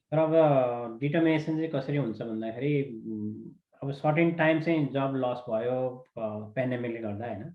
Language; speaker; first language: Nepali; native; Nepali